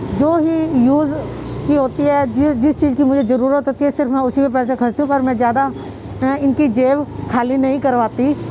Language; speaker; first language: Hindi; non-native, local second language; Punjabi